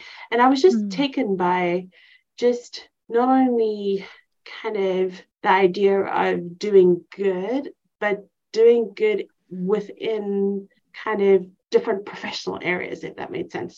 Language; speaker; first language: English; native; English